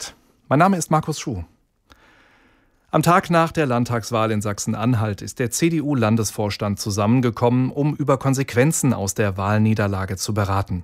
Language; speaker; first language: German; native; German